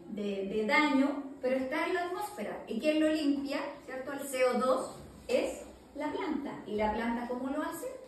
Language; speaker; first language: Spanish; native; Spanish